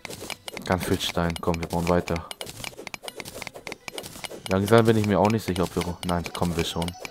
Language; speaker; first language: German; native; German